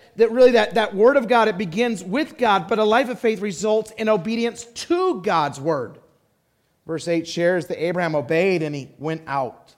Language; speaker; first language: English; native; English